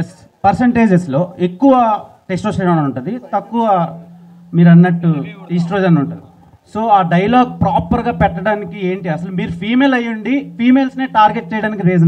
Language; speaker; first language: Telugu; native; Telugu